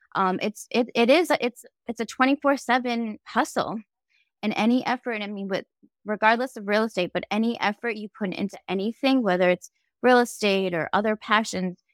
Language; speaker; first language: English; native; English